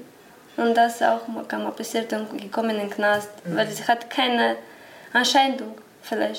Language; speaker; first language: German; non-native, learner; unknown